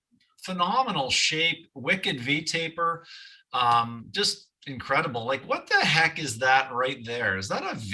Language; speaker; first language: English; native; English